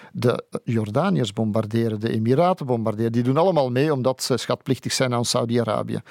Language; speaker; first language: Dutch; native; Dutch